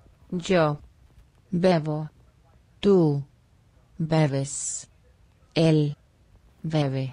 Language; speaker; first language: Spanish; non-native, learner; English